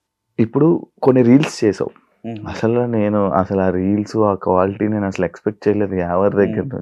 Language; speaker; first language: Telugu; native; Telugu